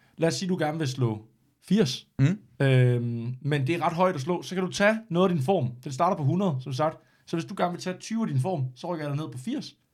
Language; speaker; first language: Danish; native; Danish